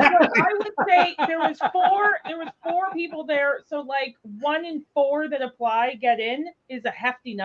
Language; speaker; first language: English; native; English